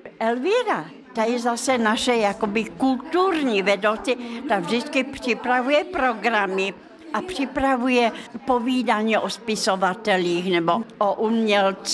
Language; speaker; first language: Czech; non-native, fluent; Russian